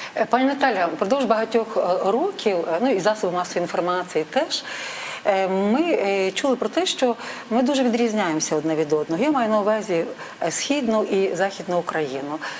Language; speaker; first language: Ukrainian; native; Ukrainian